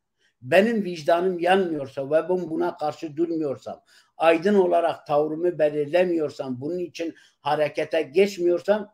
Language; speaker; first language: Turkish; non-native, local second language; Kurdish